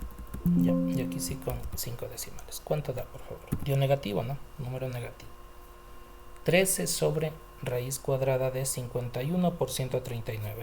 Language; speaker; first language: Spanish; native; Spanish